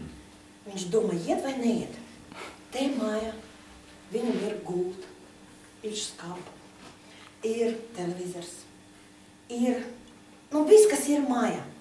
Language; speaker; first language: Latvian; non-native, local second language; Russian